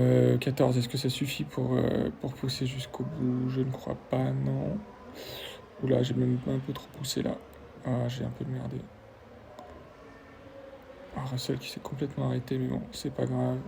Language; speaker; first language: French; native; French